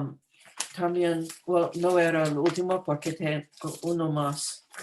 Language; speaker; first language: Spanish; non-native, fluent; English